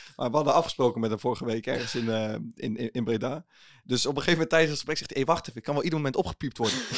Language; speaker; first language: Dutch; native; Dutch